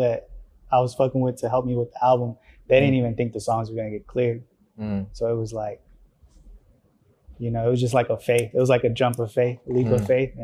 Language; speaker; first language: English; early bilingual, other home language; Spanish